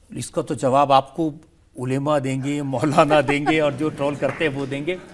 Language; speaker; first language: Hindi; native; Hindi